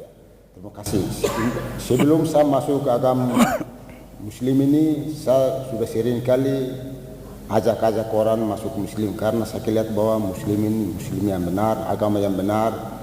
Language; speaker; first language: Indonesian; non-native, local second language; Tetum